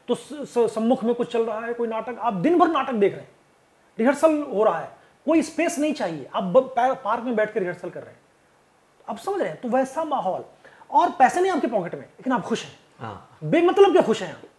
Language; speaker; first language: Hindi; native; Hindi